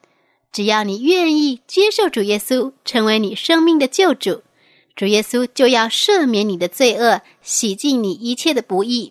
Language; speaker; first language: Chinese; native; Chinese